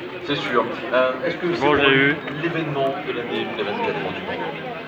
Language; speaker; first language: French; native; French